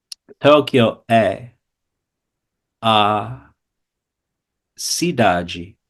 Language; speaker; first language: Portuguese; non-native, fluent; English